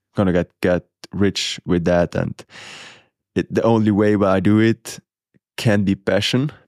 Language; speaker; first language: English; non-native, fluent; Italian